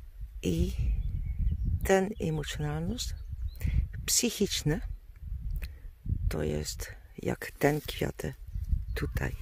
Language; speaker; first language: Polish; non-native, learner; Dutch